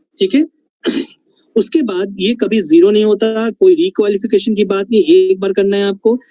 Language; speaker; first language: Hindi; non-native, local second language; Bangla